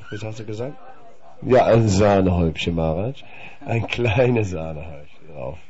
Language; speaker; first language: German; non-native, fluent; Dutch